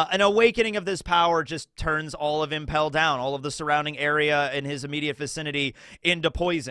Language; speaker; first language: English; native; English